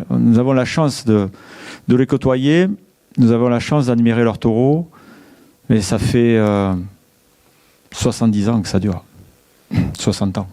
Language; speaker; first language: French; native; French